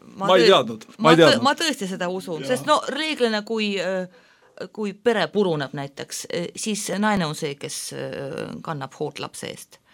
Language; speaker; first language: Estonian; non-native, local second language; Russian